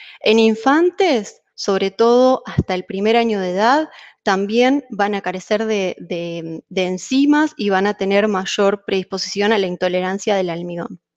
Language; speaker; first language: Spanish; native; Spanish